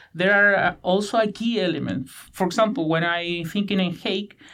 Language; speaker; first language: English; non-native, learner; Spanish